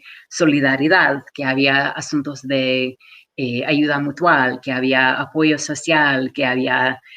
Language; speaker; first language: Spanish; non-native, fluent; English